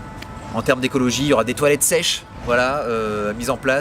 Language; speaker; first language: French; native; French